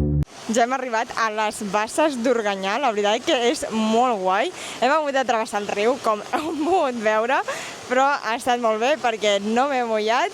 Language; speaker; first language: Catalan; native; Catalan